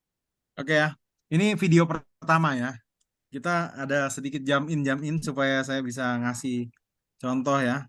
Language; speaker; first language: Indonesian; native; Indonesian